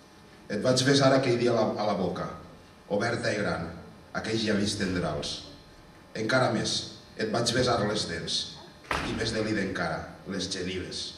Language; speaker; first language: Catalan; native; Catalan